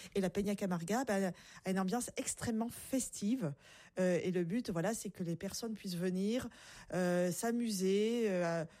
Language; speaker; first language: French; native; French